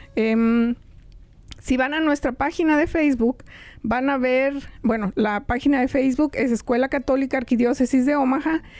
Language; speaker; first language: Spanish; native; Spanish